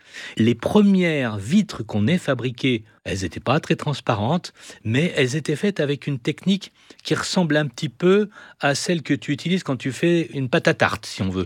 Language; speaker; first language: French; native; French